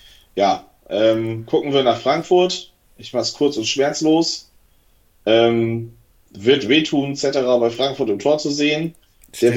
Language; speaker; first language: German; native; German